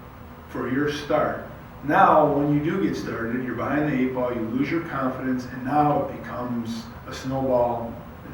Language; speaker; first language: English; native; English